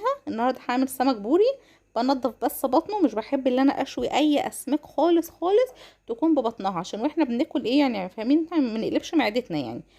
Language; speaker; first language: Arabic; native; Arabic